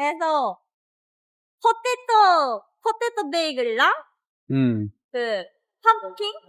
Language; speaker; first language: Korean; non-native, learner; Japanese